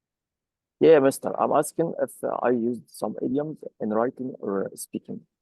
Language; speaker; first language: English; non-native, fluent; Arabic